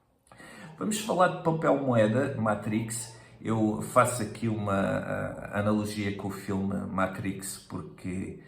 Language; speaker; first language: Portuguese; native; Portuguese